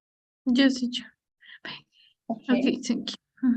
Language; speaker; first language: English; non-native, learner; Spanish